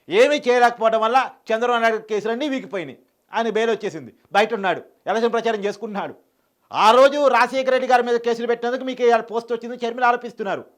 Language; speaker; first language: Telugu; native; Telugu